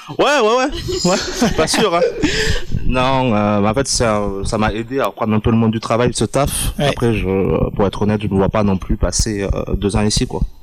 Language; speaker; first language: French; native; French